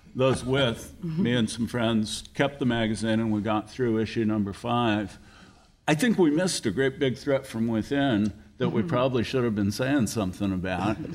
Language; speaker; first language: English; native; English